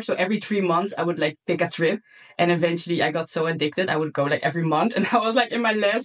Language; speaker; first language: English; non-native, fluent; Dutch